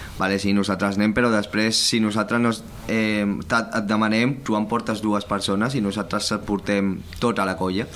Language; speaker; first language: Catalan; native; Catalan